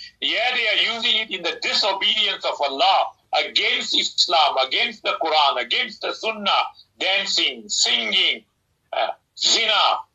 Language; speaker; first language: English; native; English